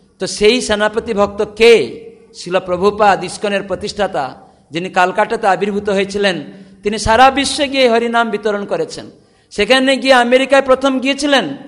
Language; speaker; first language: Bangla; non-native, fluent; Odia